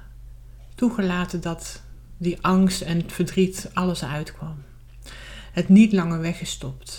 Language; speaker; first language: Dutch; native; Dutch